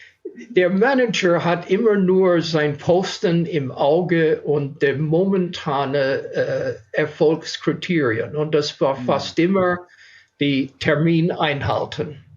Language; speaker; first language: German; non-native, fluent; English